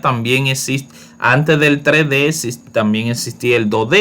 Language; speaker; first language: Spanish; native; Spanish